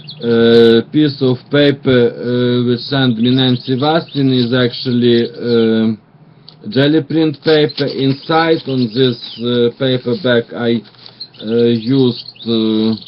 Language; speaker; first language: English; non-native, learner; Russian